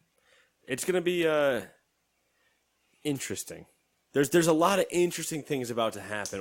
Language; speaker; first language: English; native; English